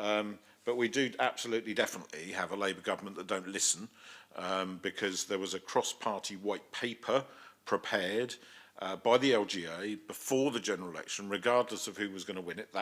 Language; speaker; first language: English; native; English